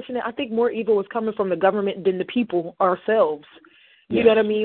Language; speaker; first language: English; native; English